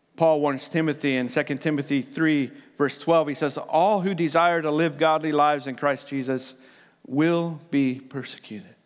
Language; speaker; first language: English; native; English